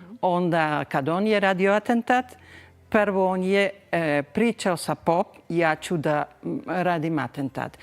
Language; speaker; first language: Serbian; early bilingual, heritage; Spanish